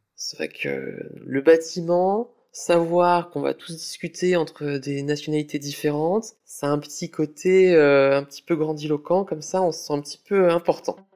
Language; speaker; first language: French; native; French